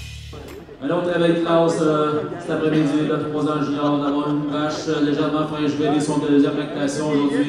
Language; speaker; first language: French; native; French